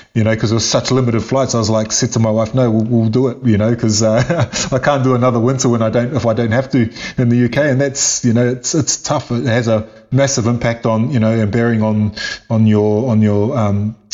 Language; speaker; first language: English; native; English